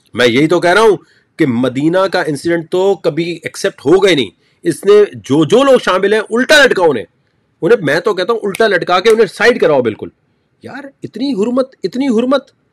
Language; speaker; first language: Urdu; native; Urdu